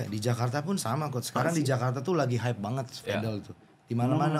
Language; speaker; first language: Indonesian; native; Indonesian